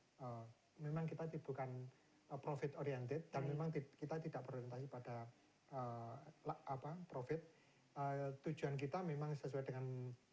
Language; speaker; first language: Indonesian; native; Indonesian